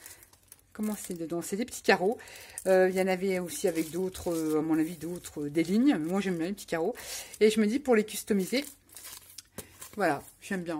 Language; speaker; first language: French; native; French